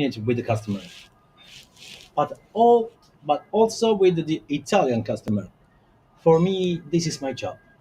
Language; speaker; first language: English; non-native, learner; Italian